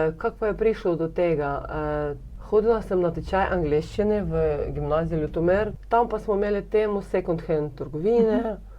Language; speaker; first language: Slovenian; non-native, fluent; Ukrainian